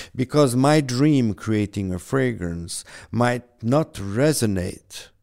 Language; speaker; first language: English; non-native, fluent; French